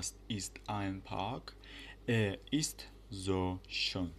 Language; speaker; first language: German; non-native, fluent; Uzbek